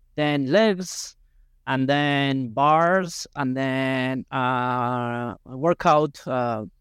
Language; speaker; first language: English; non-native, fluent; Spanish